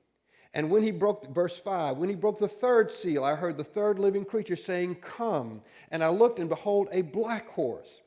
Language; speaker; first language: English; native; English